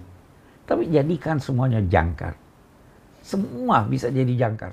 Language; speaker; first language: Indonesian; native; Indonesian